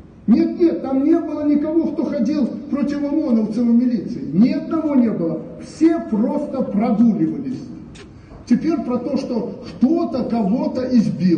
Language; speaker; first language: Russian; native; Russian